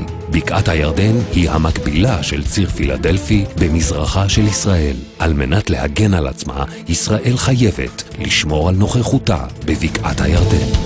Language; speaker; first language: Hebrew; native; Hebrew